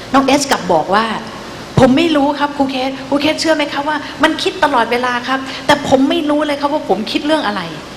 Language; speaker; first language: Thai; native; Thai